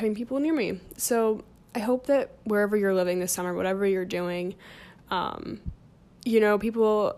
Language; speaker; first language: English; native; English